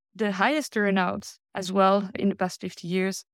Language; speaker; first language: English; non-native, fluent; French